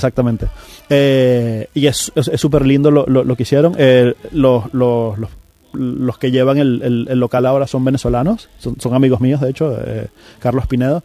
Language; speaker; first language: Spanish; native; Spanish